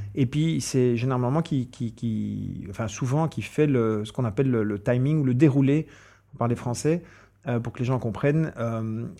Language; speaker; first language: French; non-native, fluent; English